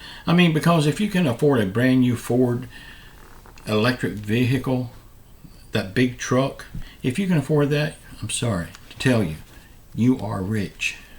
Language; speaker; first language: English; native; English